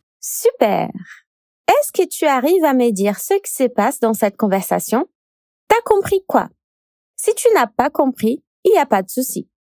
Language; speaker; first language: French; non-native, fluent; Portuguese